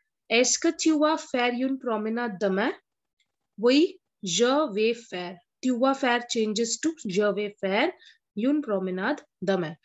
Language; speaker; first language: French; non-native, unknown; Hindi